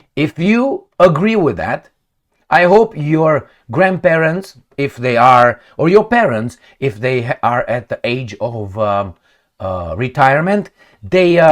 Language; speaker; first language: English; non-native, fluent; Romanian